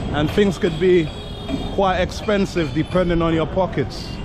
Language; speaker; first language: English; native; English